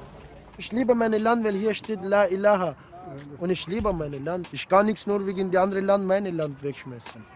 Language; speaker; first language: German; non-native, learner; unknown